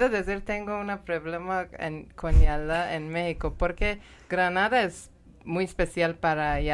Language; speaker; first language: Spanish; non-native, fluent; Persian